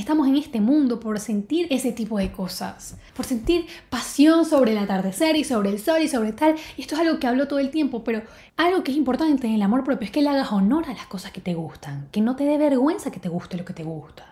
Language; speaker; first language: Spanish; native; Spanish